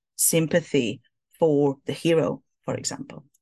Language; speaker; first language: English; non-native, fluent; Catalan